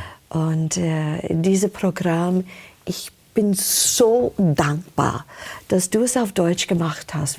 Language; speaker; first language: German; non-native, fluent; English